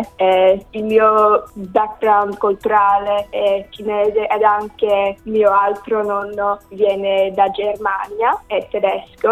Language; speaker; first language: Italian; non-native, learner; English